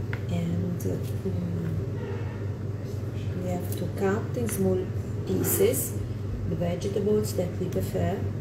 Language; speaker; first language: English; non-native, fluent; Italian